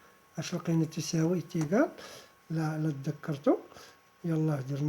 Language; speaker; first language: Arabic; native; Arabic